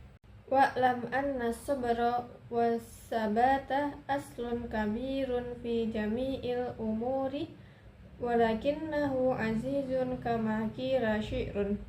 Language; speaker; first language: Arabic; non-native, learner; Indonesian